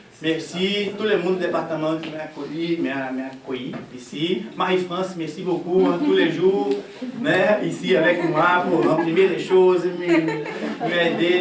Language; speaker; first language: French; non-native, fluent; Portuguese